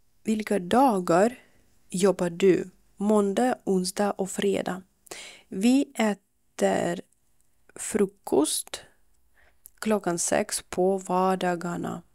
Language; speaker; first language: Swedish; non-native, fluent; Ukrainian